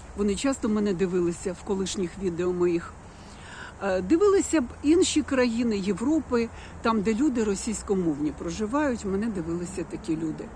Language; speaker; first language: Ukrainian; non-native, local second language; Russian